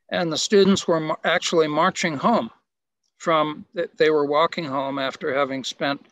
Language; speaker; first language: English; native; English